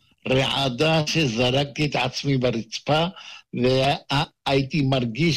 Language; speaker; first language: Hebrew; non-native, fluent; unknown